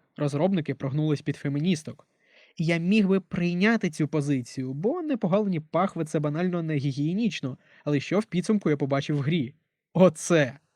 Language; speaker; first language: Ukrainian; non-native, local second language; Russian